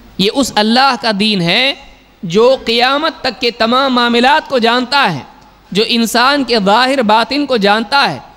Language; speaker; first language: Urdu; native; Urdu